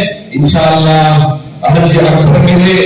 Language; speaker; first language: Urdu; native; Urdu